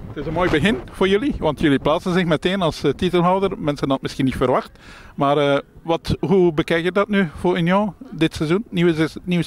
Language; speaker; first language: Dutch; native; Dutch